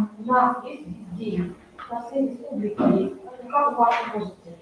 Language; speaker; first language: Russian; non-native, local second language; Kazakh